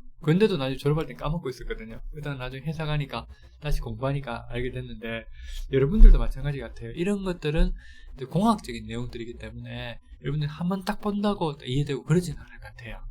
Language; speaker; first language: Korean; native; Korean